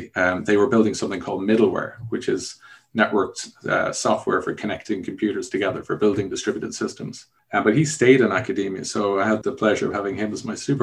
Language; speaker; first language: English; native; English